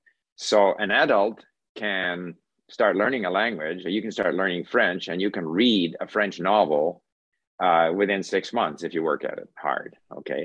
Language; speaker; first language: English; early bilingual, other home language; Swedish